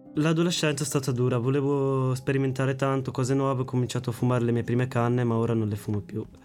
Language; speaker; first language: Italian; early bilingual, other home language; Arabic